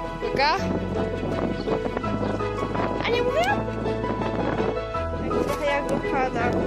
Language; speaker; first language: Polish; native; Polish